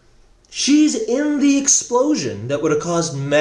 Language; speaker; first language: English; native; English